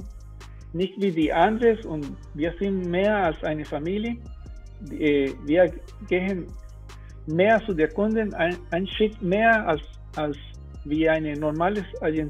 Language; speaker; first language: German; non-native, learner; Spanish